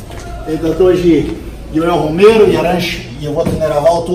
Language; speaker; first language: Russian; non-native, learner; Portuguese